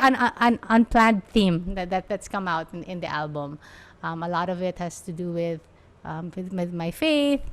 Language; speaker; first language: English; non-native, local second language; Filipino